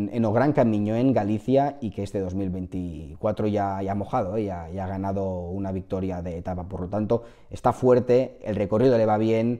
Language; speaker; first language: Spanish; native; Spanish